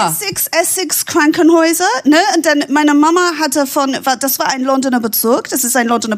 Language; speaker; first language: German; non-native, fluent; English